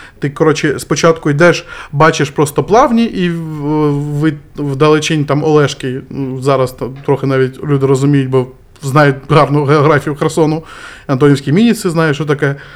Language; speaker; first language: Ukrainian; native; Ukrainian